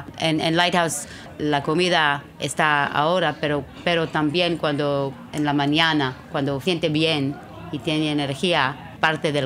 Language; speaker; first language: Spanish; non-native, learner; Hebrew